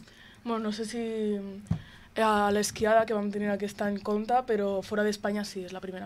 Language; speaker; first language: Catalan; early bilingual, other home language; Romanian